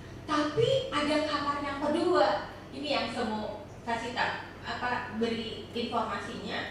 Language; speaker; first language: Indonesian; native; Indonesian